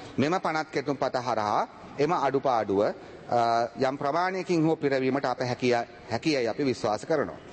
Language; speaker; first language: Sinhala; native; Sinhala